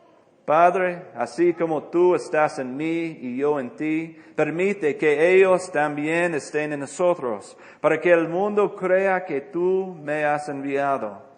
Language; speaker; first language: Spanish; non-native, fluent; English